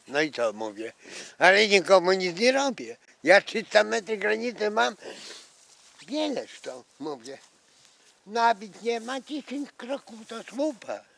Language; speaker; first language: Polish; non-native, local second language; Ukrainian